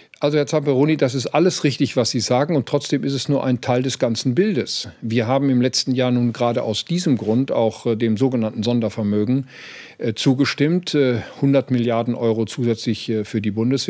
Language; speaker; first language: German; native; German